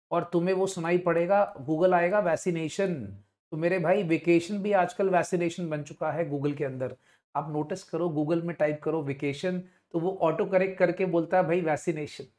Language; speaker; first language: Hindi; non-native, local second language; Punjabi